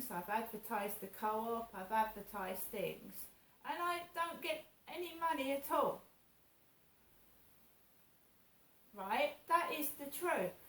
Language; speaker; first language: English; native; English